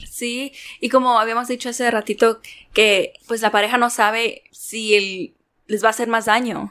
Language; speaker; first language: Spanish; early bilingual, heritage; Spanish